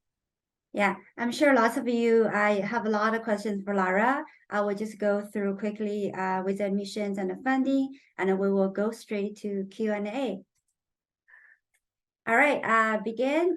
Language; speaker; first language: English; non-native, fluent; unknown